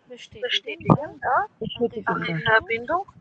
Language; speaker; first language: German; non-native, fluent; Macedonian